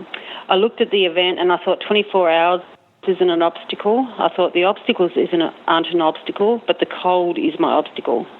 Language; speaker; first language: English; native; English